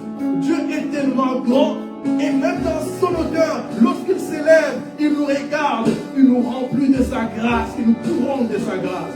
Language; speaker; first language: French; non-native, local second language; Lingala